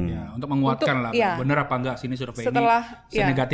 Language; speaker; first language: Indonesian; native; Indonesian